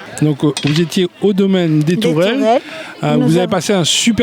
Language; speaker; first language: French; native; French